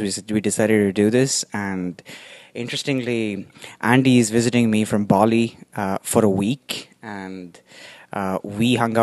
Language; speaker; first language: English; non-native, local second language; Tamil